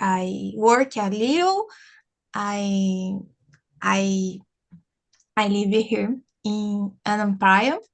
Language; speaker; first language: English; non-native, learner; Portuguese